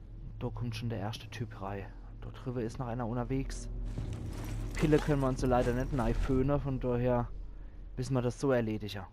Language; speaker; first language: German; native; German